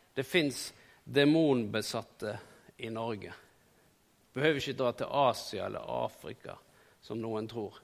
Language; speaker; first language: Norwegian; native; Norwegian